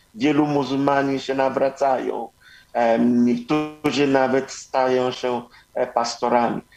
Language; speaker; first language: Polish; non-native, fluent; Igbo